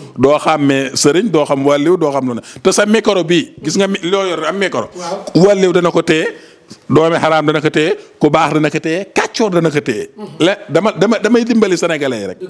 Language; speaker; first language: Wolof; native; Wolof